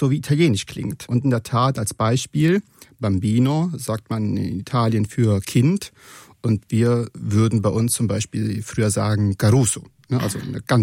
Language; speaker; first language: German; non-native, local second language; Sicilian